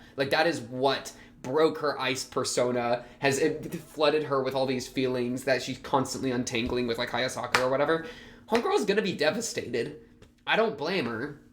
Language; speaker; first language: English; native; English